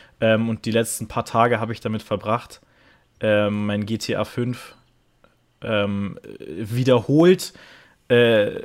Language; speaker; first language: German; native; German